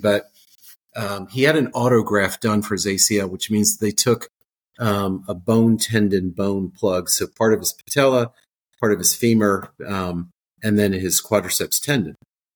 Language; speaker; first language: English; native; English